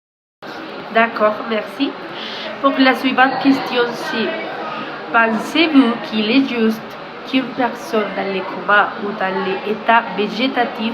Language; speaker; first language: French; non-native, learner; Spanish